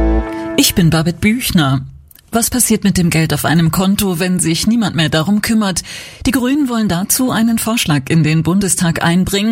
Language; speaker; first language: German; native; German